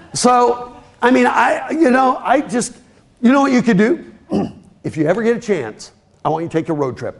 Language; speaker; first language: English; native; English